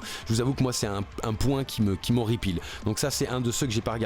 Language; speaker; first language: French; native; French